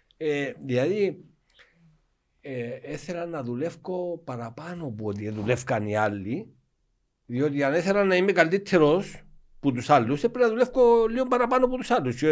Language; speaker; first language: Greek; native; Greek